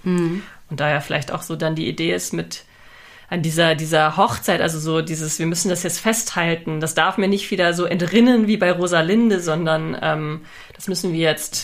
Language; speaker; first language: German; native; German